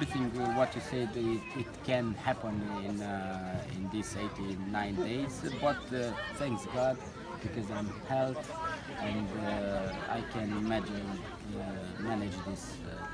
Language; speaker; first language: English; non-native, learner; Romanian